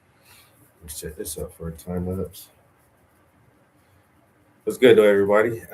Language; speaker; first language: English; native; English